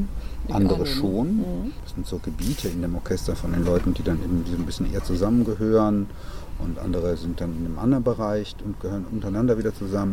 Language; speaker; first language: German; native; German